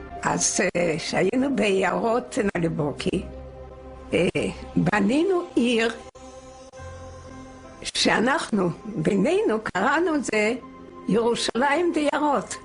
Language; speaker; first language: Hebrew; non-native, fluent; Yiddish